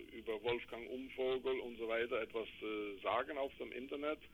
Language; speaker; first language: German; non-native, fluent; English